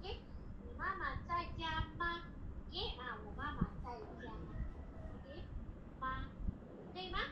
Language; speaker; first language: Chinese; non-native, learner; Malay